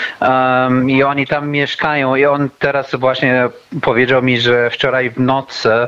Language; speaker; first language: Polish; non-native, learner; Arabic